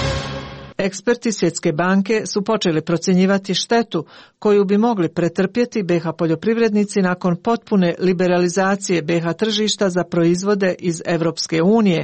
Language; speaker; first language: Croatian; native; Croatian